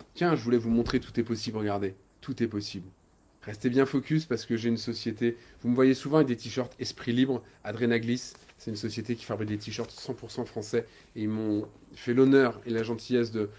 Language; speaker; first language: French; native; French